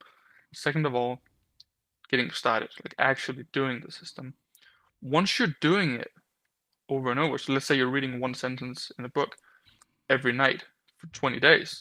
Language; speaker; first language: English; non-native, fluent; Danish